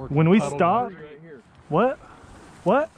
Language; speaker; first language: English; native; English